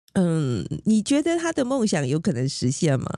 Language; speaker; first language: Chinese; native; Chinese